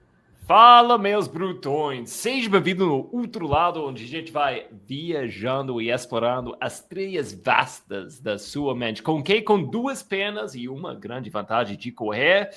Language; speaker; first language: Portuguese; non-native, fluent; English